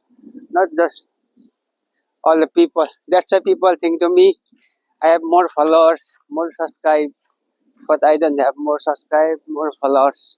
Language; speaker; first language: English; non-native, learner; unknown